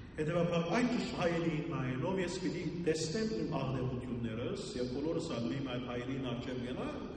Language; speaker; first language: Armenian; early bilingual, heritage; Armenian